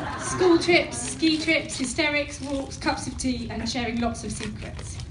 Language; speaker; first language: English; native; English